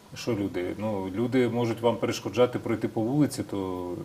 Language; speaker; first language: Ukrainian; native; Ukrainian